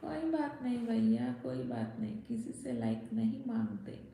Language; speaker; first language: Hindi; non-native, local second language; Telugu